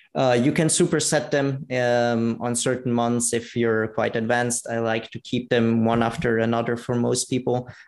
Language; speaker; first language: English; non-native, fluent; Italian